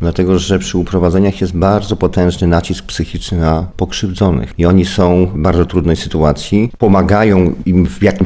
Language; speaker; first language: Polish; native; Polish